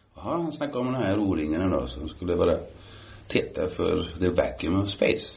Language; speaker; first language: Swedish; early bilingual, heritage; Swedish